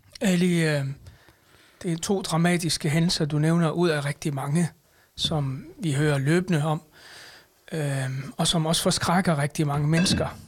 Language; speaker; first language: Danish; early bilingual, other home language; Arabic